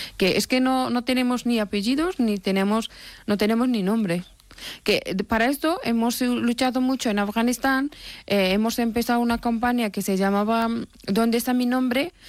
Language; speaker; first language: Spanish; non-native, fluent; Persian